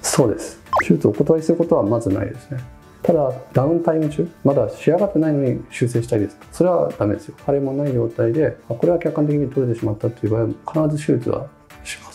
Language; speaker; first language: Japanese; native; Japanese